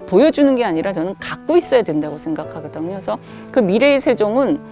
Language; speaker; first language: Korean; native; Korean